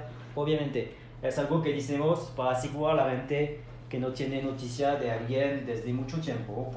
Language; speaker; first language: Spanish; non-native, fluent; French